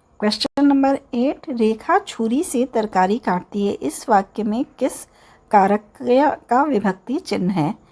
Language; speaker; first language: Hindi; native; Hindi